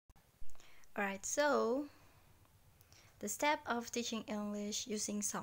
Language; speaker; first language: English; non-native, learner; Indonesian